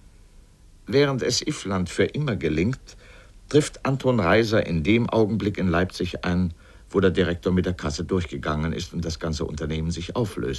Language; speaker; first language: German; native; German